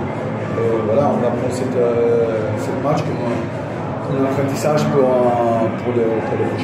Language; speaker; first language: French; non-native, fluent; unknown